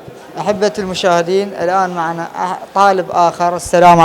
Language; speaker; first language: Arabic; native; Arabic